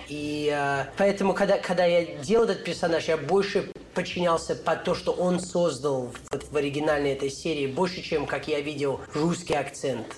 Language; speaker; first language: Russian; early bilingual, heritage; Russian